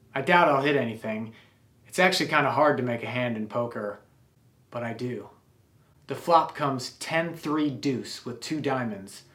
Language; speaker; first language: English; native; English